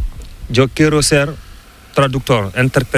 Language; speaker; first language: Spanish; non-native, learner; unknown